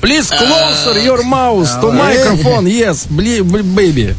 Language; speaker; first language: English; non-native, learner; Russian